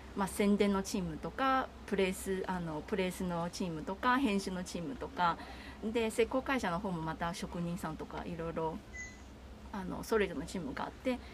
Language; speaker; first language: Japanese; non-native, fluent; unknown